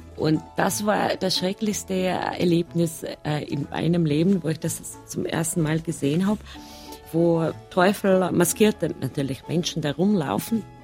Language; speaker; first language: German; non-native, fluent; Russian